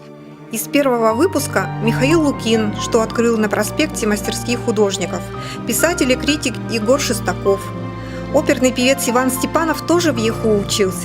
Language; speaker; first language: Russian; native; Russian